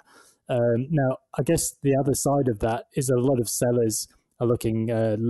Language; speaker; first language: English; native; English